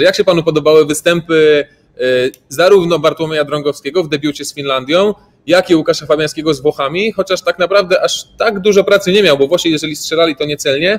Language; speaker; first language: Polish; native; Polish